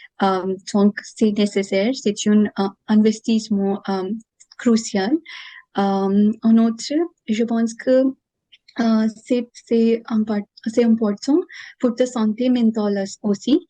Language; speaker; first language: French; non-native, learner; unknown